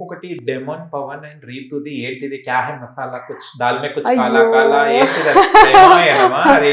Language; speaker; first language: Telugu; native; Telugu